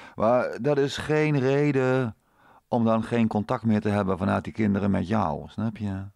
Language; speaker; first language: Dutch; native; Dutch